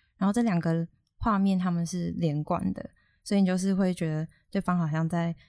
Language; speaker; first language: Chinese; native; Chinese